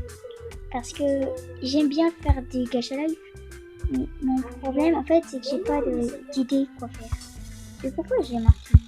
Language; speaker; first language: French; native; French